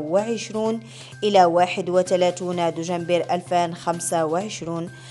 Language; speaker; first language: Arabic; native; Arabic